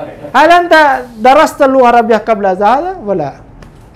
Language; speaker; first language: Arabic; non-native, fluent; Indonesian